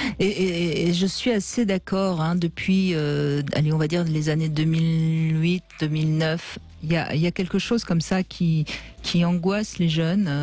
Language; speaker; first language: French; native; French